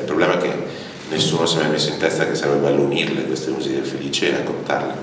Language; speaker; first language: Italian; native; Italian